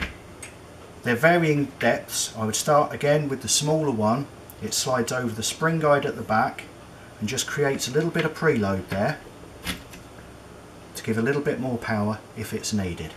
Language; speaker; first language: English; native; English